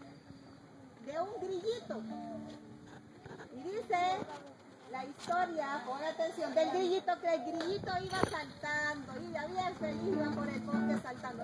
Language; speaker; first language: Spanish; native; Spanish